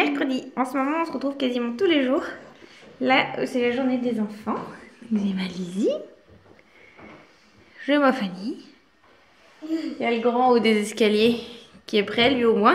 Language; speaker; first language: French; native; French